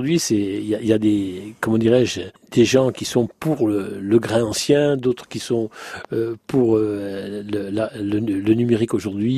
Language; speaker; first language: French; native; French